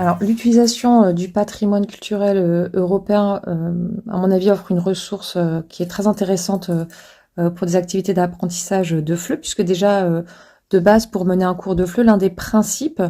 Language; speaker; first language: French; native; French